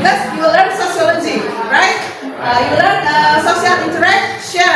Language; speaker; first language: English; non-native, learner; Indonesian